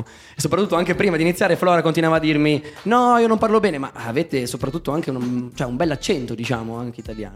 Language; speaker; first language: Italian; native; Italian